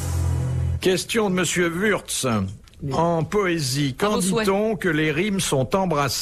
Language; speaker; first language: French; native; French